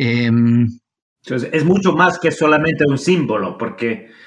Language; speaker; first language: Spanish; non-native, fluent; English